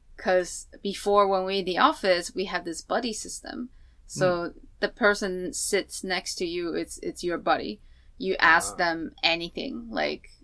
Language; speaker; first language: English; non-native, fluent; Chinese